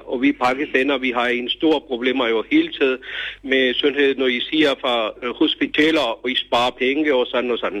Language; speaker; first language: Danish; non-native, learner; Urdu